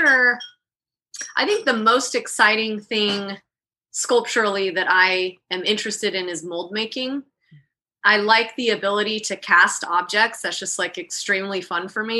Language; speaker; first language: English; native; English